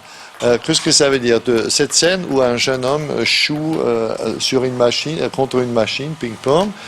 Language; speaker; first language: French; non-native, fluent; German